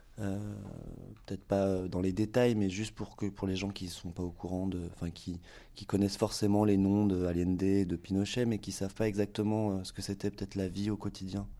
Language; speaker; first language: French; native; French